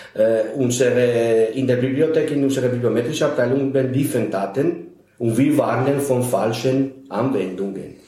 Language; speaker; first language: German; non-native, fluent; Spanish